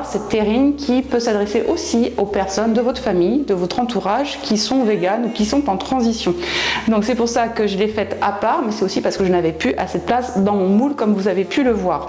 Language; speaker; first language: French; native; French